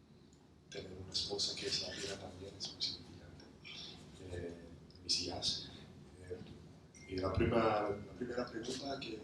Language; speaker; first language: Spanish; non-native, fluent; English